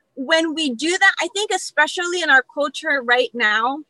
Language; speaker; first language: English; early bilingual, other home language; Spanish